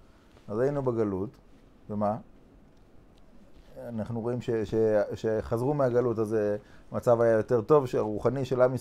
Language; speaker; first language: Hebrew; non-native, fluent; English